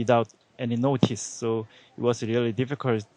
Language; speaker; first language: English; non-native, learner; Korean